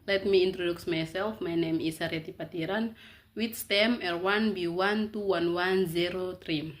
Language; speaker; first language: English; non-native, learner; Indonesian